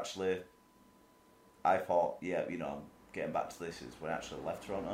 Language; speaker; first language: English; native; English